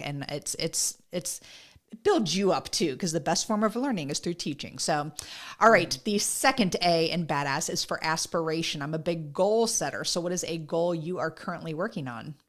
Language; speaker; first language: English; native; English